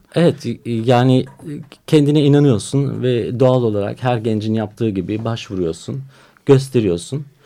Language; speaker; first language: Turkish; early bilingual, heritage; Turkish